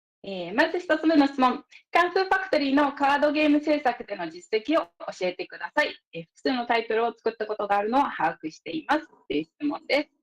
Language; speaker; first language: Japanese; native; Japanese